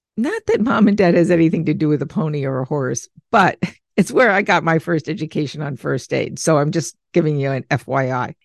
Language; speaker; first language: English; native; English